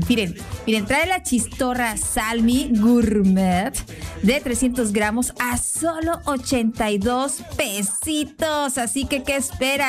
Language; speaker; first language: Spanish; native; Spanish